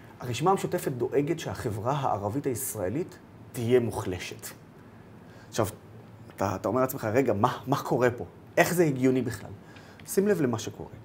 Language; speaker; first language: Hebrew; non-native, local second language; Arabic